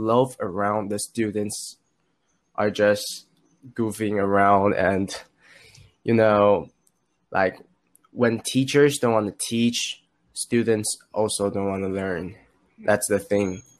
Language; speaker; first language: English; non-native, learner; Chinese